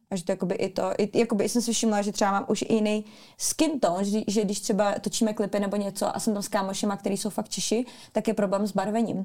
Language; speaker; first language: Czech; early bilingual, other home language; Armenian